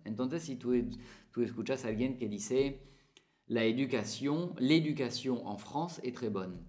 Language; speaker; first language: Spanish; non-native, fluent; French